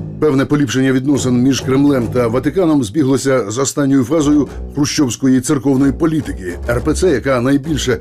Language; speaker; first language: Ukrainian; native; Ukrainian